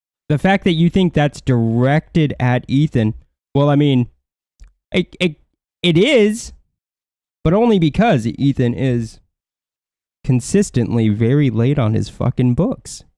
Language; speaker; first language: English; native; English